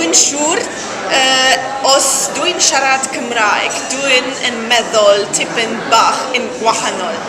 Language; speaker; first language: Welsh; non-native, local second language; English